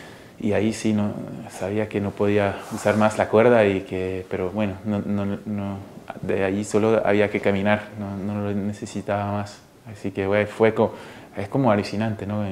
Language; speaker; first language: Spanish; early bilingual, heritage; Spanish